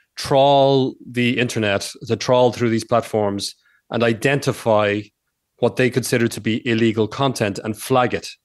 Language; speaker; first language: English; native; English